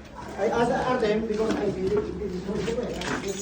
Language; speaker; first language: English; non-native, local second language; Filipino